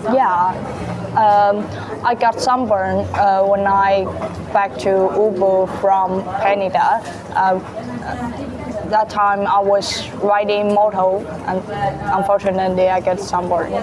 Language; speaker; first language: English; non-native, learner; Chinese